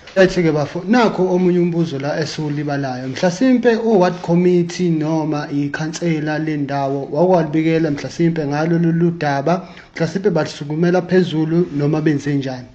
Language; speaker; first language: Zulu; native; Zulu